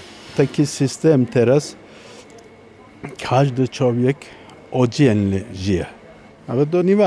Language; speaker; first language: Polish; non-native, learner; Turkish